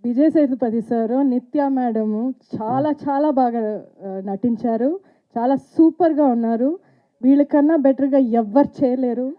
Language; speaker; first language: Telugu; non-native, fluent; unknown